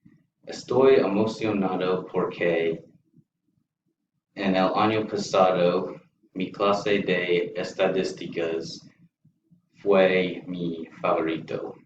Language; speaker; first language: Spanish; non-native, learner; English